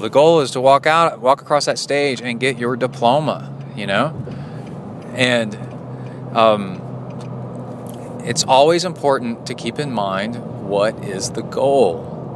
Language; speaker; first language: English; native; English